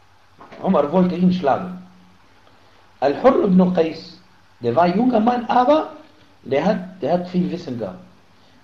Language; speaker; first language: German; non-native, fluent; Arabic